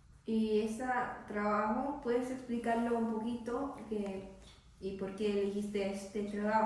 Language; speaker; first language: Spanish; non-native, learner; English